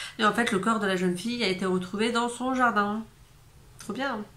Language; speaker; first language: French; native; French